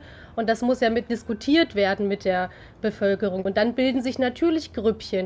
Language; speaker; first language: German; native; German